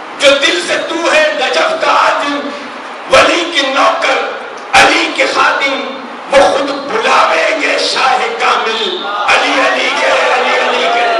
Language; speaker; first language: Urdu; native; Urdu